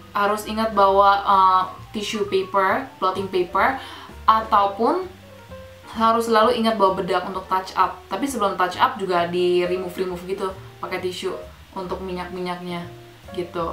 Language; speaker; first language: Indonesian; native; Indonesian